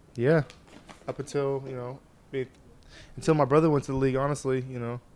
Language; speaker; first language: English; native; English